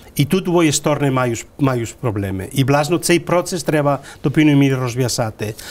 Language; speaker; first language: Ukrainian; non-native, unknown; Spanish